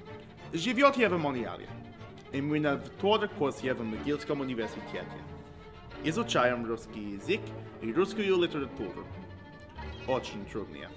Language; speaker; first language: Russian; non-native, learner; English